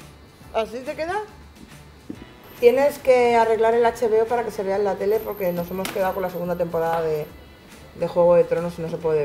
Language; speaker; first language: Spanish; native; Spanish